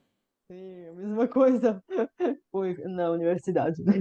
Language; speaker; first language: Portuguese; non-native, fluent; Bulgarian